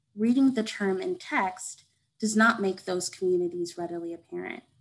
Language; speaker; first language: English; native; English